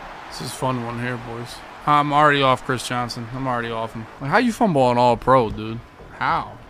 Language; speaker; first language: English; native; English